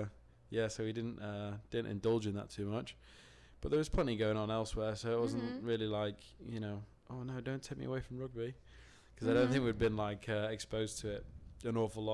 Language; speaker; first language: English; native; English